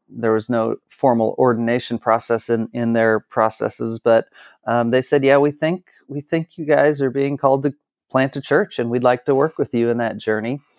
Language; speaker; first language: English; native; English